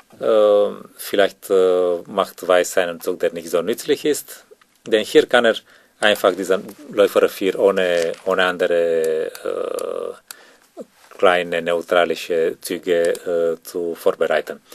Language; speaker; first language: German; non-native, learner; Romanian